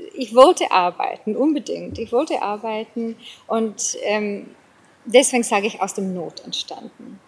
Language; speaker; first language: German; non-native, fluent; English